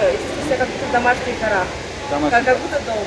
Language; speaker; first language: Russian; native; Russian